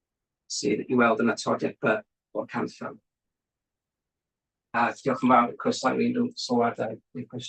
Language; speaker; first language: Welsh; native; Welsh